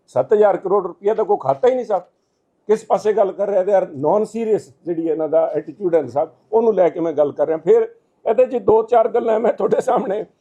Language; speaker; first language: Punjabi; native; Punjabi